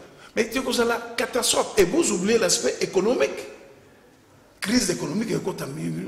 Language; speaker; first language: French; non-native, local second language; Lingala